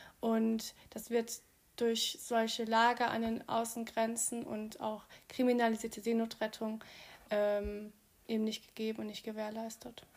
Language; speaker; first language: German; early bilingual, other home language; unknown